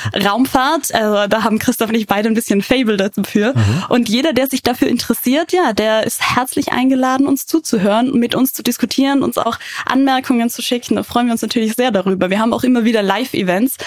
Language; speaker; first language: German; native; German